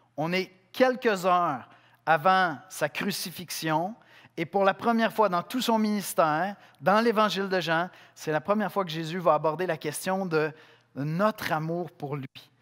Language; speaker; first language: French; native; French